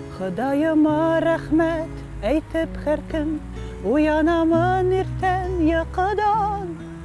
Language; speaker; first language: Tatar; non-native, local second language; Russian